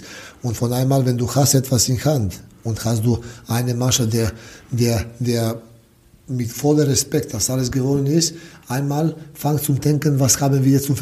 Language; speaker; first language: German; non-native, learner; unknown